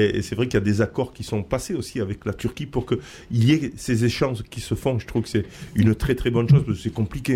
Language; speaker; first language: French; native; French